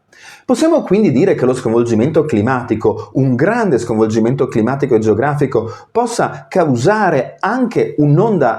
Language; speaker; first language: Italian; native; Italian